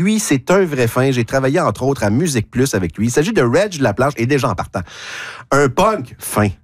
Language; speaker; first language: French; native; French